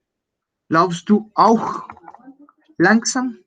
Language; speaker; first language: German; non-native, fluent; Spanish